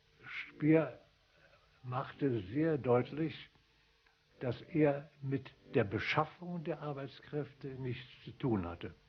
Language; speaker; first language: German; native; German